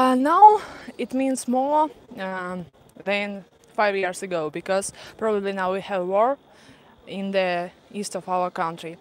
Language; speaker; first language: English; non-native, fluent; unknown